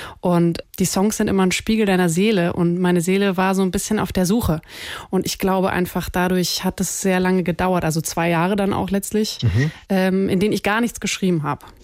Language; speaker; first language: German; native; German